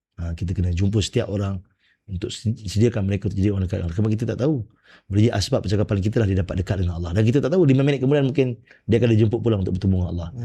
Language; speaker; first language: Malay; native; Malay